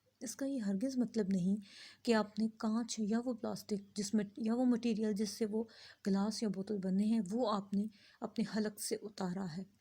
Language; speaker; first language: Urdu; native; Urdu